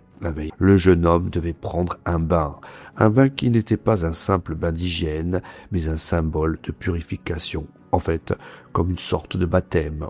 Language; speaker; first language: French; native; French